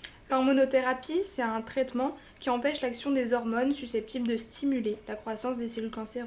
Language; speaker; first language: French; native; French